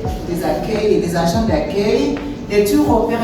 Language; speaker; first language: French; non-native, fluent; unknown